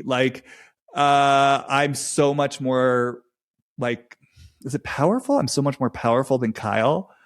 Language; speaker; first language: English; native; English